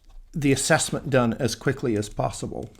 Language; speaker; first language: English; native; English